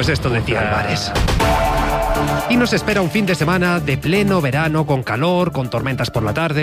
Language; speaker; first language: Spanish; native; Spanish